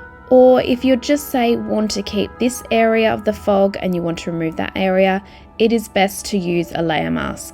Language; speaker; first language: English; native; English